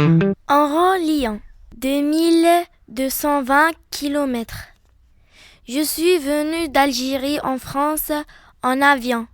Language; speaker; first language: French; non-native, learner; Arabic